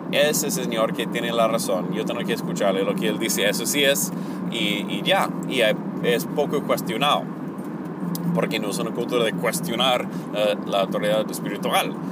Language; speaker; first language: Spanish; non-native, fluent; English